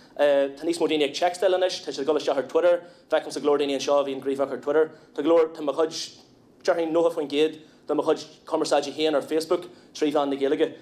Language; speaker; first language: Irish; non-native, local second language; English